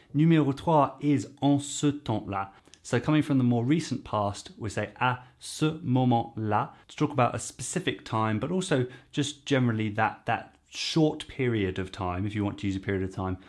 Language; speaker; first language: English; native; English